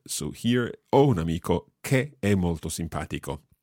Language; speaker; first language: Italian; non-native, fluent; English